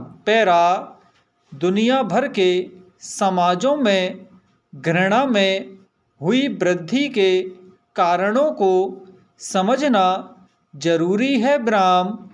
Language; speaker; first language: Hindi; native; Hindi